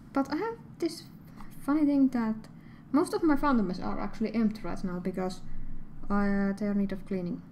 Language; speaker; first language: English; non-native, fluent; Finnish